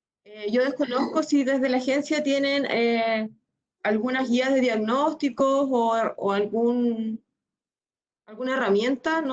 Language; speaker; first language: Spanish; native; Spanish